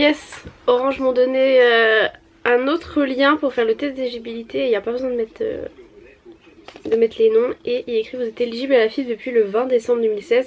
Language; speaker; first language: French; native; French